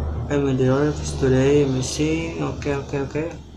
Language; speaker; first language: English; non-native, learner; Indonesian